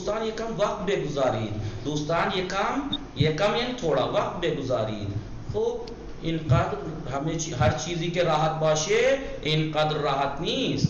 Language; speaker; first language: Persian; non-native, fluent; Urdu